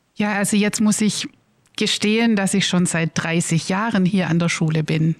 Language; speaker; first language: German; native; German